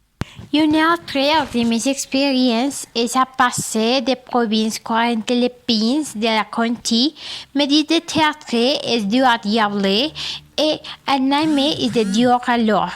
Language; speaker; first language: French; non-native, learner; Spanish